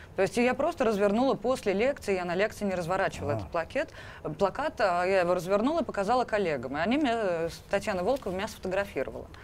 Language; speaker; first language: Russian; native; Russian